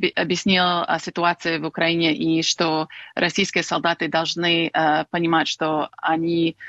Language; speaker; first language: Russian; non-native, fluent; English